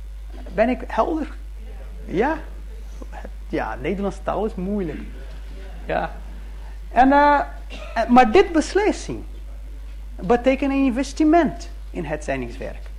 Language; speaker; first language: Dutch; early bilingual, heritage; Dutch